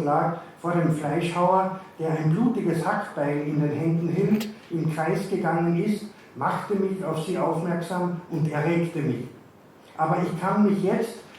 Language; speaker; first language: German; native; German